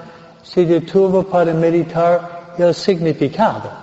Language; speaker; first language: Spanish; non-native, fluent; English